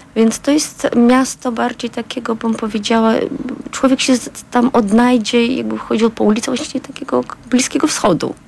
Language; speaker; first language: Polish; non-native, fluent; Azerbaijani